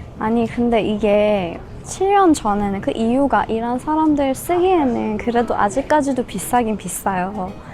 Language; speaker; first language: Korean; non-native, fluent; Persian